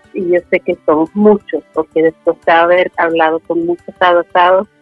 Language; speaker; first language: Spanish; early bilingual, other home language; Swedish